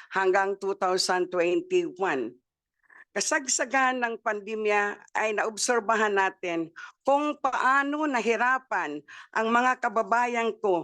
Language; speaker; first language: English; non-native, local second language; Waray